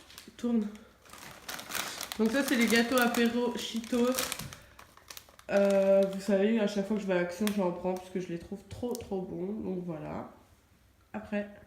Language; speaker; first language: French; native; French